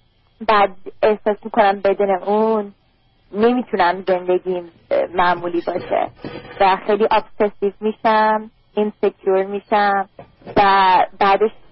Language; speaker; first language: Persian; early bilingual, heritage; Persian